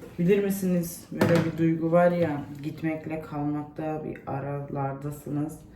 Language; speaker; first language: Turkish; early bilingual, heritage; Turkish